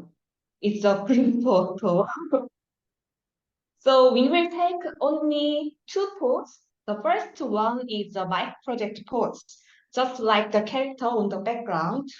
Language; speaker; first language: English; non-native, learner; Korean